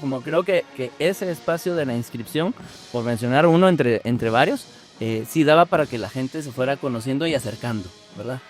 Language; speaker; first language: Spanish; native; Spanish